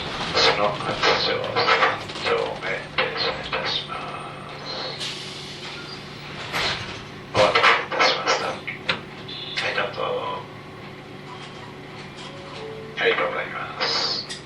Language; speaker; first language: Japanese; native; Japanese